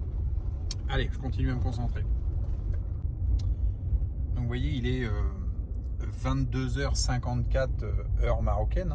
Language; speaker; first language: French; native; French